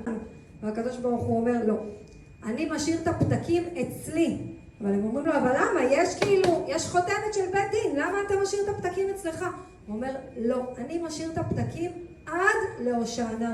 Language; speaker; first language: Hebrew; native; Hebrew